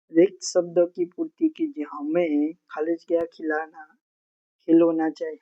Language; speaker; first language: Hindi; non-native, local second language; Gujarati